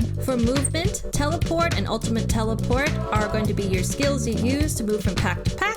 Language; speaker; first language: English; native; English